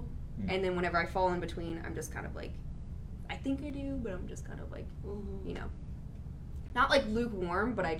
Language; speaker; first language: English; native; English